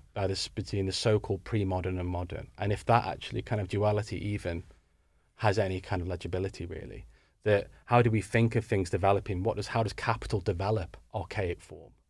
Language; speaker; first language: English; native; English